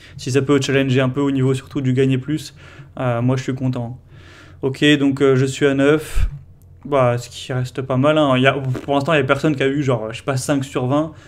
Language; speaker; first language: French; native; French